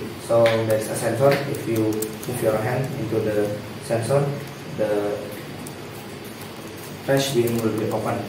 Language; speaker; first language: English; non-native, learner; Indonesian